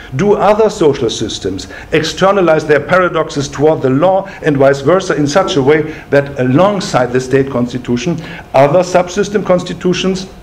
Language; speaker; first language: English; non-native, fluent; German